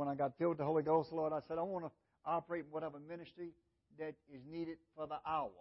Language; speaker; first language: English; native; English